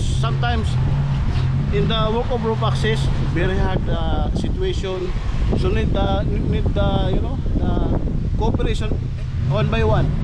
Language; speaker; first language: English; non-native, learner; Filipino